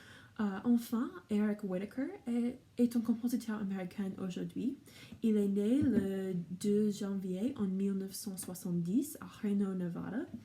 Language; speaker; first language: French; non-native, learner; English